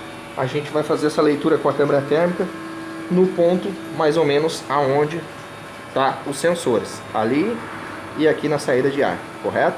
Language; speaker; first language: Portuguese; native; Portuguese